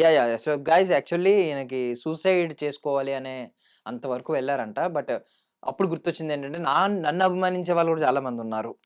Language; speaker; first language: Telugu; native; Telugu